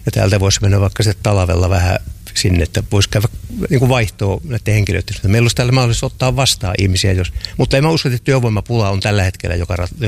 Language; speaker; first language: Finnish; native; Finnish